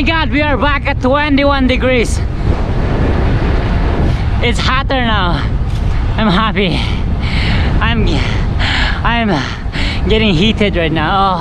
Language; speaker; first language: English; non-native, local second language; Filipino